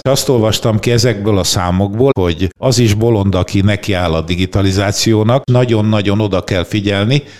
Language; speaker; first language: Hungarian; native; Hungarian